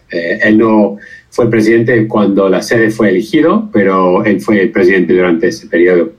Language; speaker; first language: Spanish; non-native, fluent; English